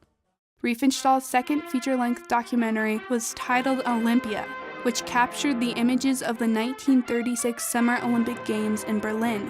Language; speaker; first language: English; native; English